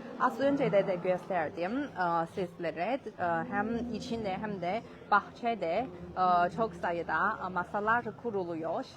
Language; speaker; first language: Turkish; non-native, learner; Chinese